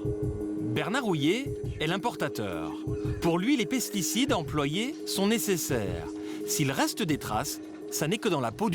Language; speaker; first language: French; native; French